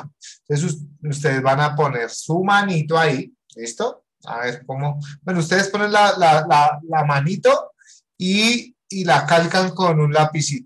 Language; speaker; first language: Spanish; native; Spanish